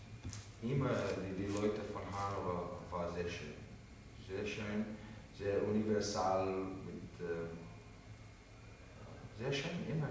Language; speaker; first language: German; non-native, learner; English